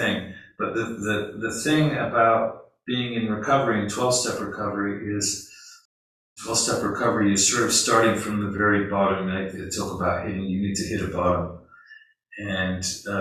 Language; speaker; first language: English; native; English